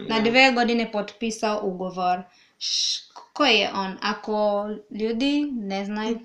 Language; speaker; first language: Serbian; non-native, learner; Swahili